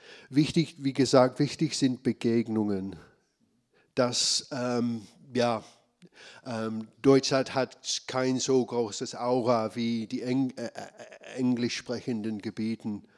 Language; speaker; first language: German; non-native, fluent; English